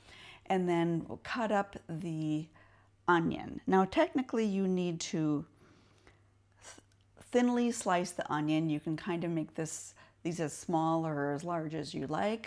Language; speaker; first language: English; native; English